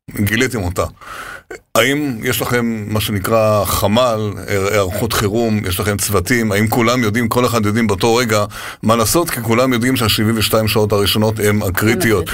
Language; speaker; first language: Hebrew; native; Hebrew